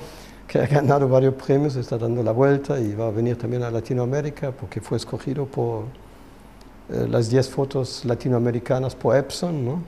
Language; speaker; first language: Spanish; non-native, fluent; German